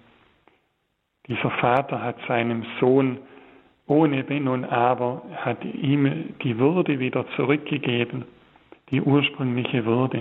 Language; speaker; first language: German; native; German